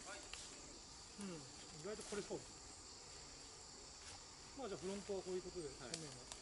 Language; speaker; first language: Japanese; native; Japanese